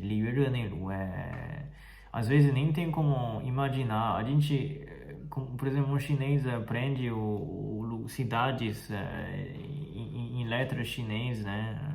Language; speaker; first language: Portuguese; non-native, fluent; Chinese